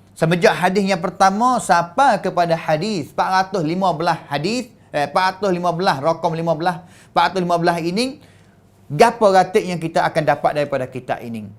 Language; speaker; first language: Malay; native; Malay